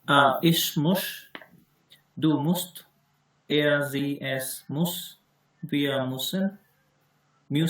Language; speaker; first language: German; non-native, learner; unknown